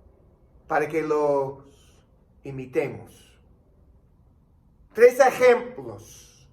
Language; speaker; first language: Spanish; non-native, fluent; English